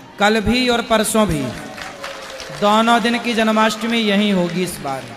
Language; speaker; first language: Hindi; native; Hindi